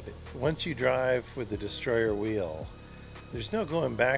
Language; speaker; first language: English; native; English